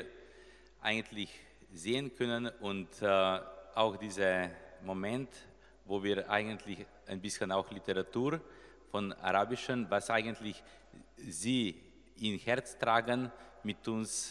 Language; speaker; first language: German; non-native, learner; Slovenian